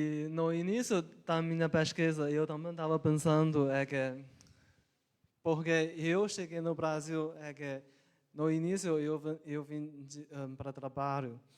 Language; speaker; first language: Portuguese; non-native, local second language; Chinese